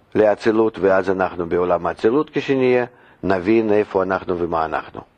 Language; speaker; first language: Hebrew; non-native, fluent; Russian